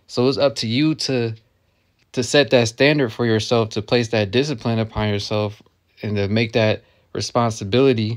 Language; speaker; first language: English; native; English